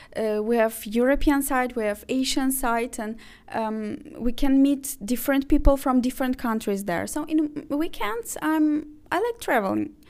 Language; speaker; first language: English; non-native, fluent; Azerbaijani